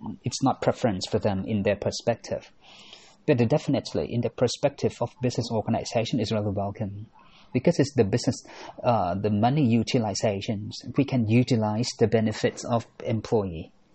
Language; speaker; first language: English; non-native, fluent; Thai